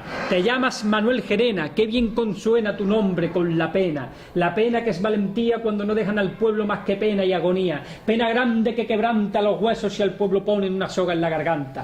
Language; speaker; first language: Spanish; native; Spanish